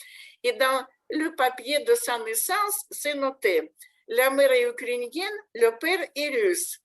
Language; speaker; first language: French; non-native, fluent; Russian